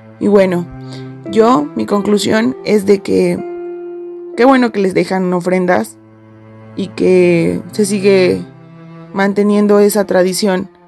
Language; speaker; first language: Spanish; native; Spanish